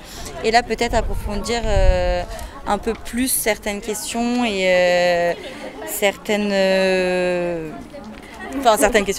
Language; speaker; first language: French; native; French